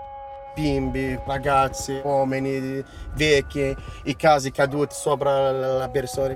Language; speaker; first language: Italian; non-native, learner; Arabic